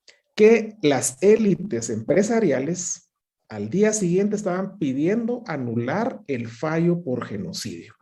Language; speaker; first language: Spanish; native; Spanish